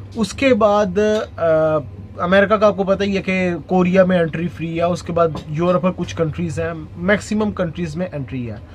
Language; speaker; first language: Urdu; non-native, local second language; Punjabi